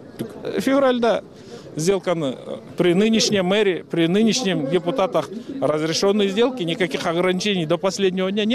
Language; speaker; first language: Russian; non-native, local second language; Kyrgyz